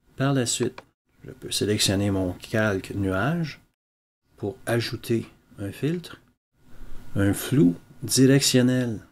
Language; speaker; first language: French; native; French